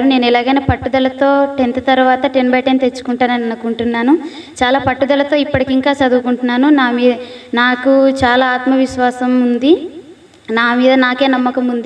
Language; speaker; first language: Telugu; native; Telugu